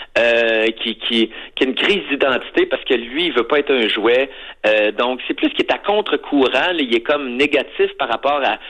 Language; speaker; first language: French; native; French